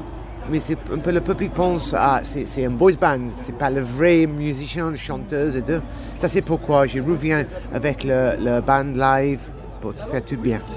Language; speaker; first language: French; non-native, learner; English